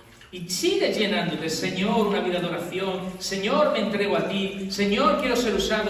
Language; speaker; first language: Spanish; native; Spanish